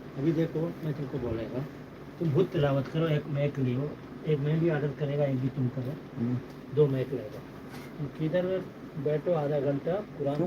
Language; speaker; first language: Hindi; non-native, learner; Bangla